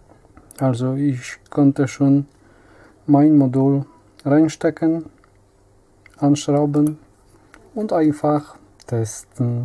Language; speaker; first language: German; non-native, learner; Polish